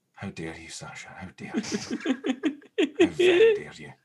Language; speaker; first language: English; native; English